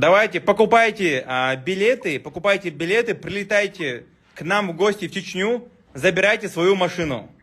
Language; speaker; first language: Russian; native; Russian